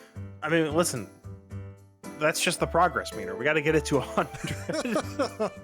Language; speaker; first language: English; native; English